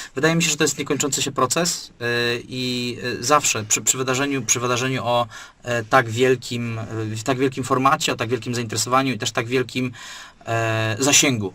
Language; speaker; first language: Polish; native; Polish